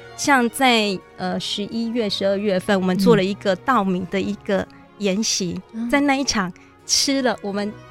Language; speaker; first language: Chinese; native; Chinese